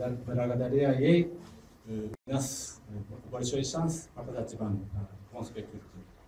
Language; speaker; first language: Russian; non-native, fluent; Japanese